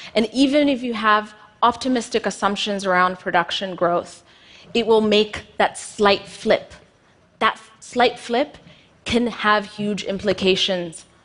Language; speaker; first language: English; non-native, fluent; Amharic